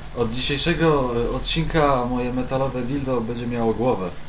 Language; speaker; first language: Polish; native; Polish